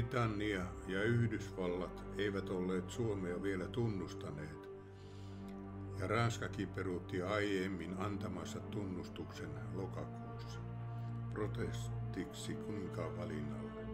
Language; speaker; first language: Finnish; native; Finnish